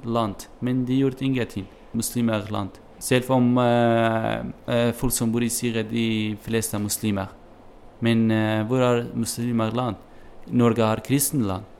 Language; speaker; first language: Norwegian; non-native, learner; Kurdish